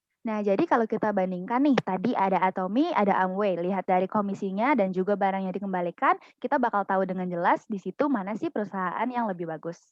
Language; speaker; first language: Indonesian; native; Indonesian